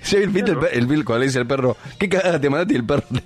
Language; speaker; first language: Spanish; native; Spanish